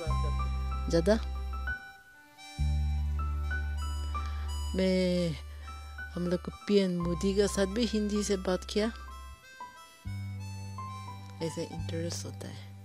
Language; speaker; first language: Hindi; non-native, local second language; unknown